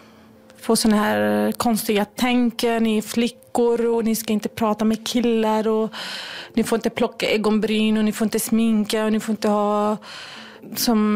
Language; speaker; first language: Swedish; non-native, fluent; Kurdish